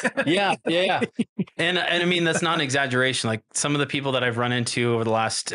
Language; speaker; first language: English; native; English